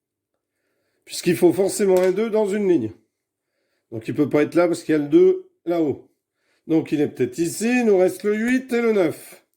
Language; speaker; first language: French; native; French